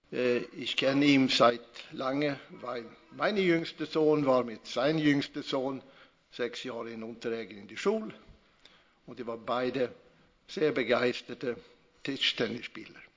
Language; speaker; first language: German; non-native, fluent; Swedish